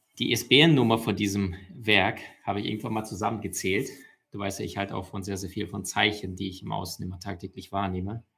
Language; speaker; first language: German; early bilingual, other home language; Russian